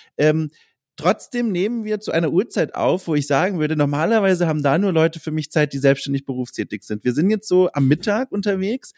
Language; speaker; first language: German; native; German